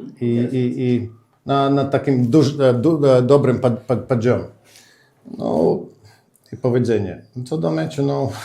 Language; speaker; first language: Polish; non-native, learner; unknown